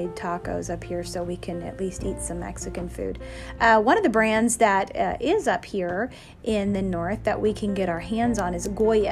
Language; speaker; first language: English; native; English